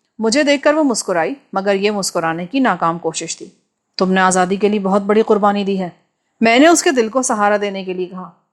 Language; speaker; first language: Urdu; native; Urdu